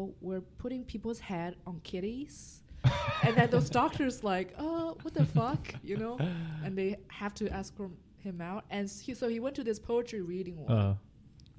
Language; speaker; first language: English; non-native, fluent; Chinese